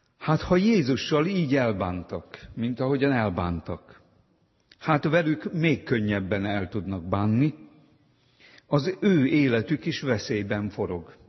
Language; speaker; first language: Hungarian; native; Hungarian